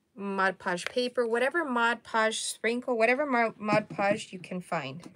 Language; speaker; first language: English; early bilingual, other home language; Spanish